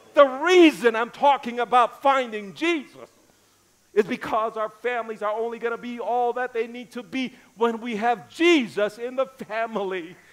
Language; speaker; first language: English; native; English